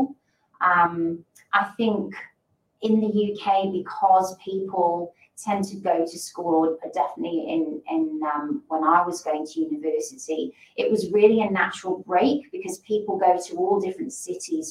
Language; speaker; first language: English; native; English